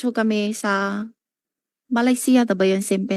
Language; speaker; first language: Filipino; non-native, local second language; Chinese